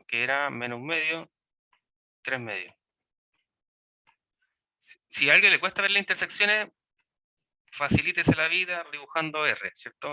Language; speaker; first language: Spanish; native; Spanish